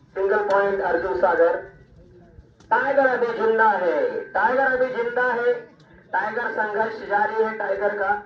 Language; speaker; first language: Hindi; non-native, local second language; Marathi